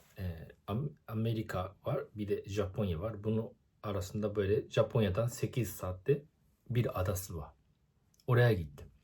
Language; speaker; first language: Turkish; non-native, fluent; Japanese